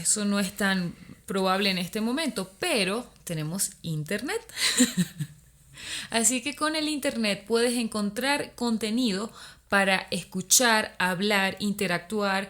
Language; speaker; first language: Spanish; native; Spanish